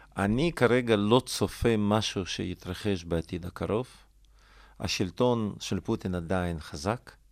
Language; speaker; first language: Hebrew; non-native, fluent; Russian